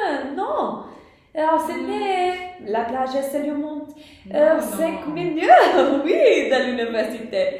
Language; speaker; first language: French; non-native, learner; English